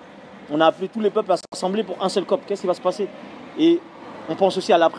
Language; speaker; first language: French; native; French